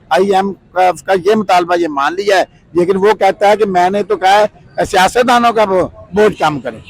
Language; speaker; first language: Urdu; non-native, local second language; Punjabi